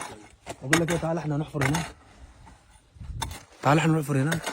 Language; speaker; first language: Arabic; native; Arabic